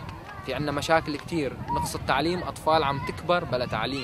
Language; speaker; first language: Arabic; native; Arabic